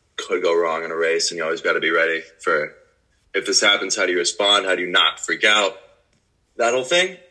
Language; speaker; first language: English; native; English